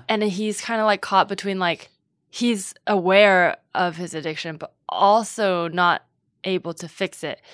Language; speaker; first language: English; native; English